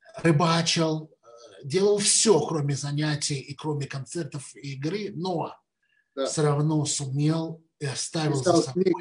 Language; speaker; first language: Russian; native; Russian